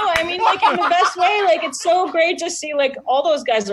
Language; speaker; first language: English; non-native, fluent; Hebrew